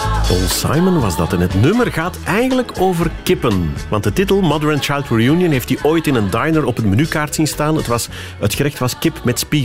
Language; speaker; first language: Dutch; native; Dutch